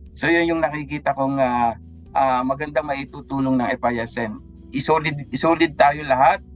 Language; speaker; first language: Filipino; native; Filipino